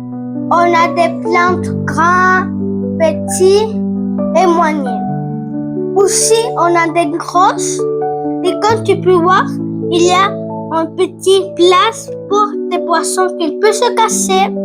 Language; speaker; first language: French; non-native, learner; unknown